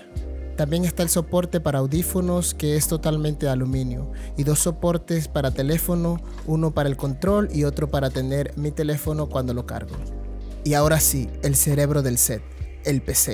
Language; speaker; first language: Spanish; native; Spanish